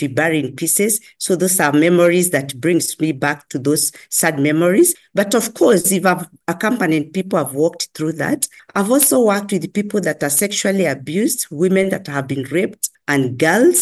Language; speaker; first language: English; non-native, local second language; Kikuyu